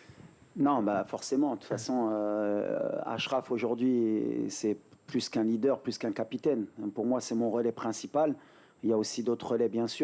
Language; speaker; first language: French; native; French